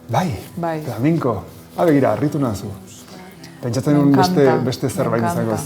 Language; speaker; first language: Basque; native; Basque